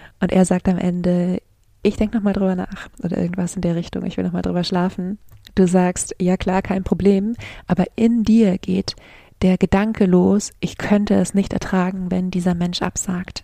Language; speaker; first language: German; native; German